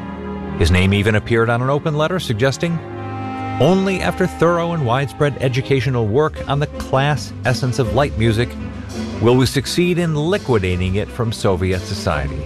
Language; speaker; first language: English; native; English